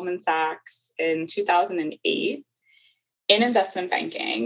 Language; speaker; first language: English; native; English